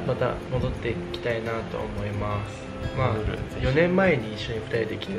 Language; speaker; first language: Japanese; native; Japanese